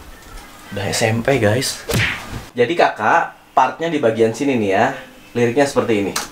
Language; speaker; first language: Indonesian; native; Indonesian